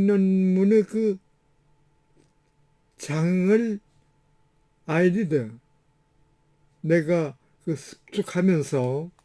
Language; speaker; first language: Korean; native; Korean